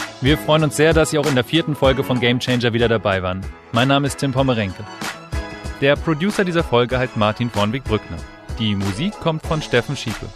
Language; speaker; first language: German; native; German